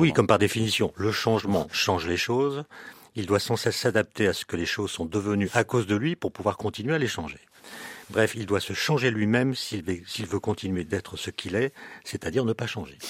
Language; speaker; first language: French; native; French